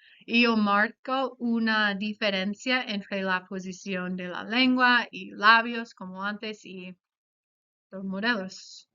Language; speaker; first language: Spanish; non-native, fluent; English